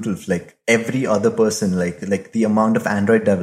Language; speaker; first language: English; non-native, local second language; Hindi